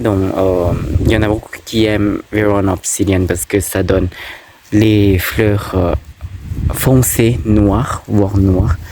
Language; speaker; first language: French; non-native, fluent; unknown